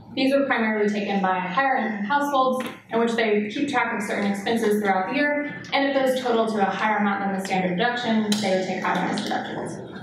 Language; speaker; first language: English; native; English